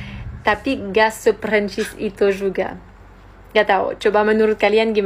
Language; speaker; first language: Indonesian; non-native, fluent; French